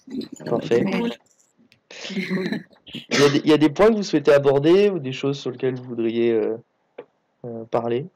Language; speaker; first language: French; native; French